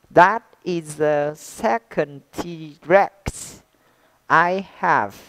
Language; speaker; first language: English; non-native, fluent; Vietnamese